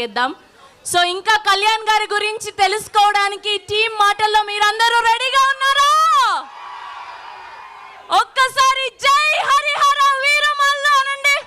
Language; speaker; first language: Telugu; native; Telugu